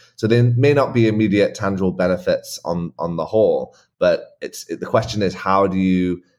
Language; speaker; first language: English; native; English